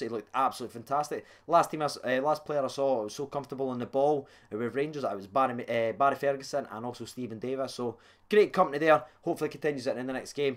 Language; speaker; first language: English; native; English